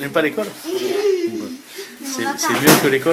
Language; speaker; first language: French; native; French